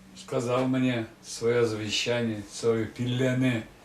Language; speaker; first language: Russian; non-native, local second language; Tatar